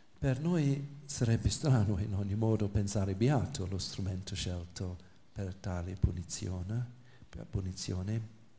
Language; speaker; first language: Italian; non-native, fluent; English